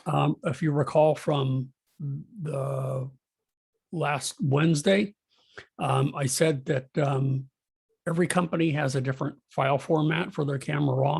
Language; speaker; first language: English; native; English